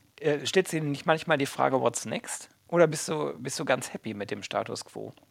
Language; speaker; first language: German; native; German